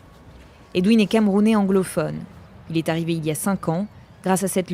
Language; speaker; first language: French; native; French